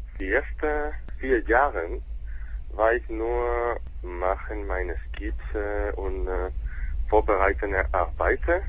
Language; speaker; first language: German; non-native, learner; Spanish